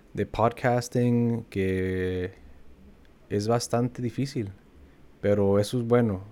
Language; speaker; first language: Spanish; early bilingual, heritage; Spanish